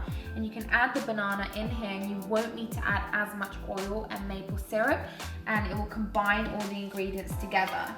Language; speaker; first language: English; native; English